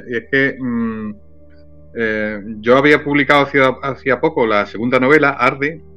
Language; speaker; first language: Spanish; native; Spanish